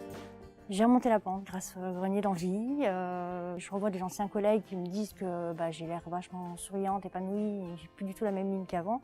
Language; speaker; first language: French; native; French